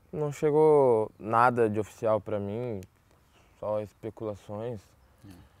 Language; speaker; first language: Portuguese; native; Portuguese